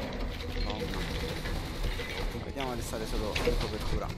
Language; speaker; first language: Italian; native; Italian